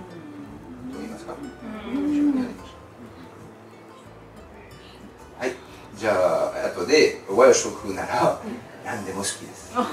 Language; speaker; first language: Japanese; non-native, learner; French